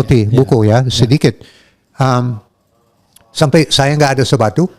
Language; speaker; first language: Indonesian; non-native, learner; English